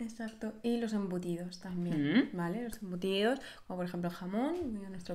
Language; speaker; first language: Spanish; native; Spanish